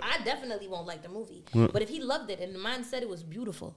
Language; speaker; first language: English; native; English